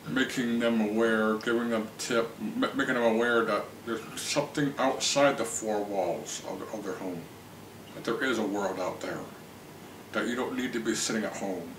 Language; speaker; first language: English; native; English